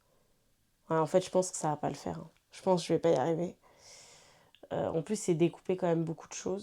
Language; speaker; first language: French; native; French